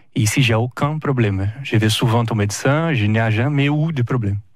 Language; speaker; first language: French; non-native, fluent; Portuguese